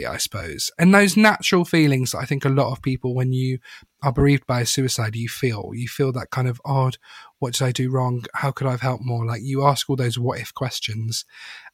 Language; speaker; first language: English; native; English